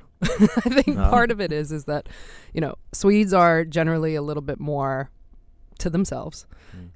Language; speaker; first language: English; native; English